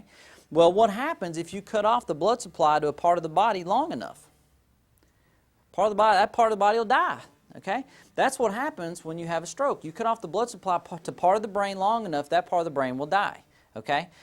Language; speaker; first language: English; native; English